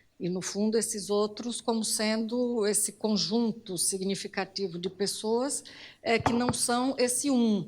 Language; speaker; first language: Portuguese; native; Portuguese